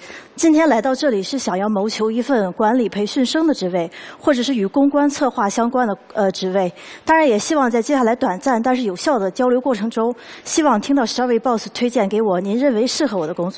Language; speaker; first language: Chinese; native; Chinese